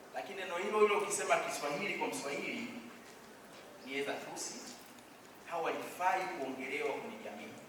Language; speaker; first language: Swahili; native; Swahili